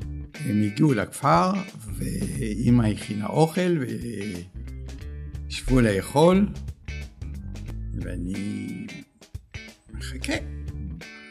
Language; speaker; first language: Hebrew; early bilingual, other home language; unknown